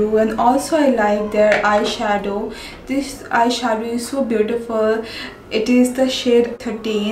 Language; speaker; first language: English; non-native, local second language; Bangla